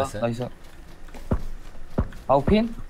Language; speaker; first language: Japanese; non-native, learner; Korean